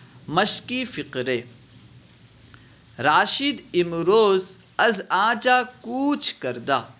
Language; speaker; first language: Persian; non-native, fluent; Urdu